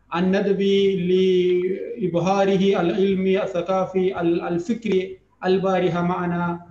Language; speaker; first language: Arabic; non-native, fluent; Malayalam